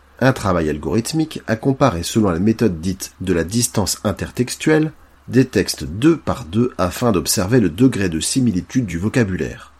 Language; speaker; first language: French; native; French